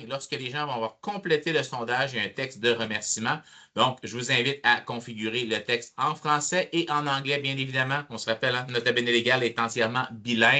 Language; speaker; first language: French; native; French